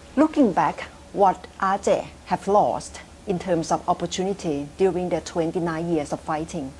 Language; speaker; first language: English; non-native, fluent; Thai